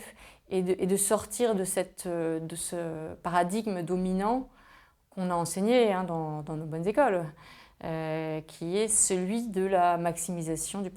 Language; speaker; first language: French; native; French